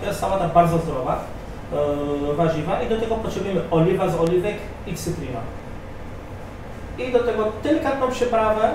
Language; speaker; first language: Polish; non-native, fluent; Arabic